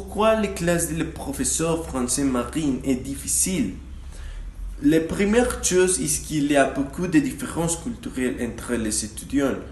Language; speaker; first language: French; non-native, learner; Spanish